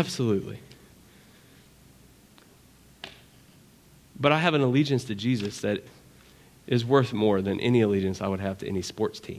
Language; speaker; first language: English; native; English